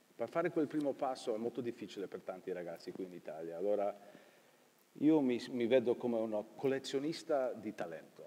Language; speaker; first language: Italian; early bilingual, heritage; Italian